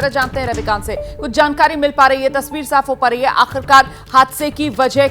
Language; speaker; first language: Hindi; native; Hindi